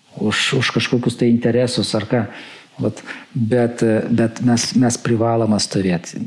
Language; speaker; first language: Lithuanian; native; Lithuanian